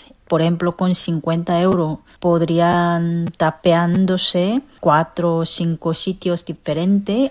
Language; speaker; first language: Spanish; non-native, learner; Korean